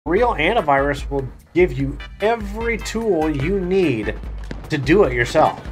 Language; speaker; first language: English; native; English